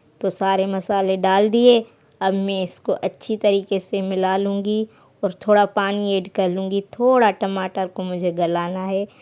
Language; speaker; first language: Urdu; non-native, local second language; Sindhi